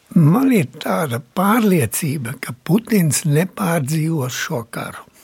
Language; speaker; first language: Latvian; early bilingual, heritage; Latvian